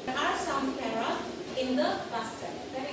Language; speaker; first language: English; non-native, fluent; Indonesian